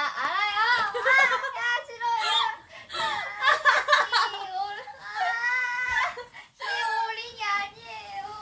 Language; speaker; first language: Korean; non-native, fluent; Japanese